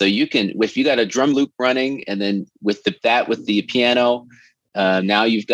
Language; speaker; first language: English; native; English